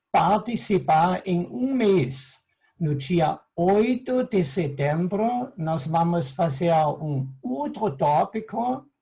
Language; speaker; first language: Portuguese; non-native, fluent; German